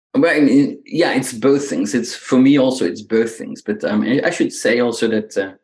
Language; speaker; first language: English; non-native, fluent; Dutch